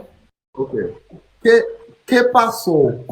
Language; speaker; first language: Spanish; non-native, fluent; Haitian Creole